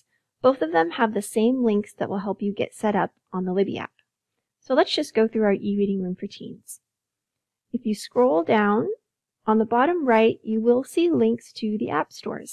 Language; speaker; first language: English; native; English